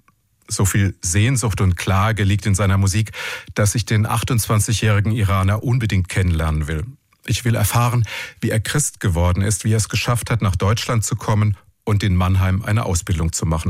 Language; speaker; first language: German; native; German